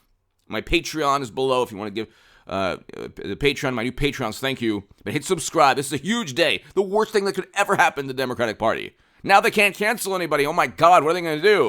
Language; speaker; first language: English; native; English